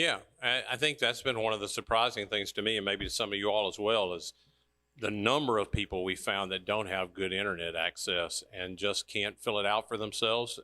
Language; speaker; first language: English; native; English